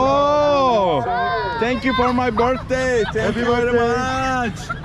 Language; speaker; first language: English; non-native, learner; Turkish